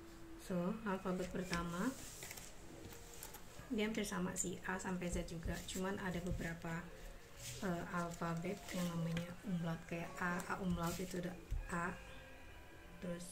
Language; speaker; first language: Indonesian; native; Indonesian